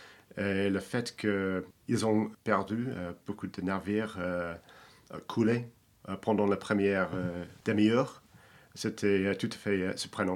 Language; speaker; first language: French; non-native, fluent; English